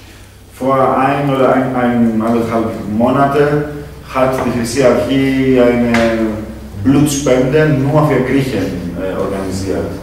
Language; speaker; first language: German; non-native, fluent; Greek